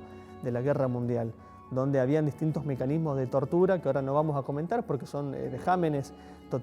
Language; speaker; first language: Spanish; native; Spanish